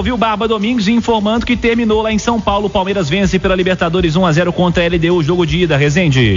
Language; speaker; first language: Portuguese; native; Portuguese